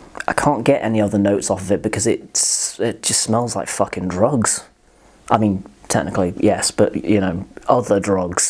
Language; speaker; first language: English; native; English